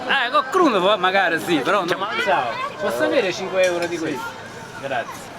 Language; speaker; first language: Italian; native; Italian